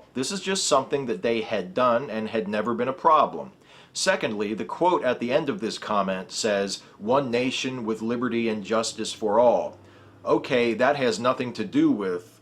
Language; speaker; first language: English; native; English